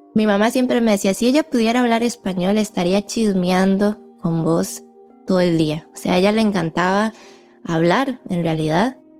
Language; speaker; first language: Spanish; native; Spanish